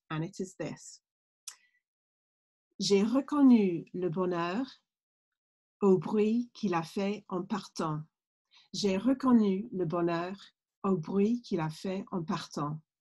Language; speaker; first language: French; non-native, fluent; English